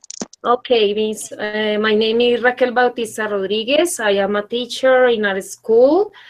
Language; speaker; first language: English; non-native, learner; Spanish